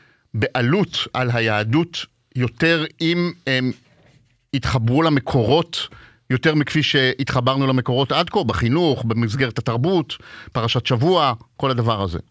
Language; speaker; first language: Hebrew; native; Hebrew